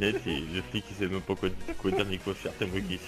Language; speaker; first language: French; native; French